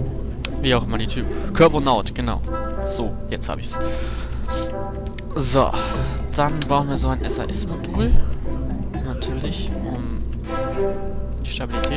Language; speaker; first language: German; native; German